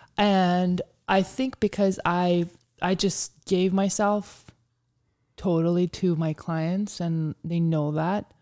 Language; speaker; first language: English; early bilingual, other home language; Ukrainian